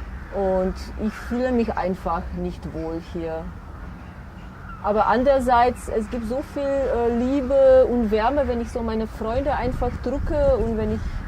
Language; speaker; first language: German; non-native, fluent; Macedonian